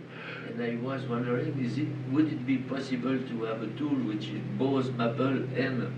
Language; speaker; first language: English; non-native, fluent; French